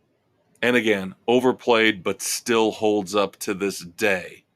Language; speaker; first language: English; native; English